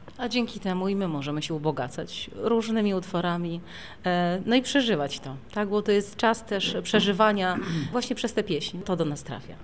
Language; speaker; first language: Polish; native; Polish